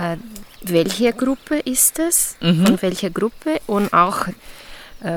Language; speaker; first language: German; non-native, learner; Portuguese